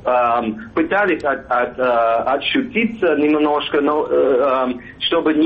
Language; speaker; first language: Russian; non-native, fluent; English